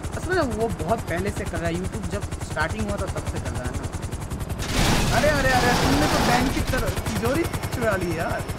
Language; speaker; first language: Hindi; non-native, local second language; Bangla